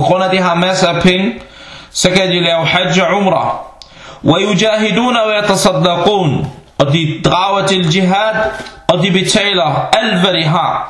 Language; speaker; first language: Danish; non-native, fluent; Arabic